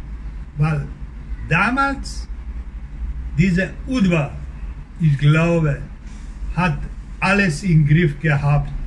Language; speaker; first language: German; non-native, learner; Croatian